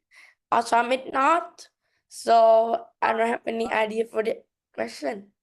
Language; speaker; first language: English; non-native, learner; Vietnamese